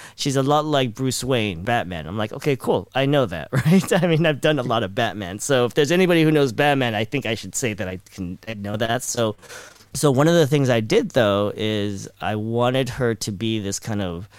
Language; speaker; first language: English; early bilingual, other home language; Filipino